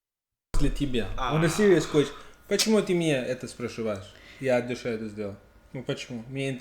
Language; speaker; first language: Russian; non-native, learner; English